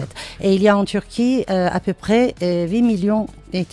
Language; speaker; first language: French; non-native, fluent; Turkish